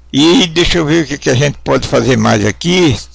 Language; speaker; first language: Portuguese; native; Portuguese